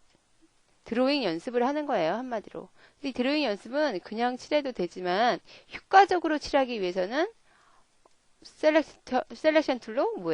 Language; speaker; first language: Korean; native; Korean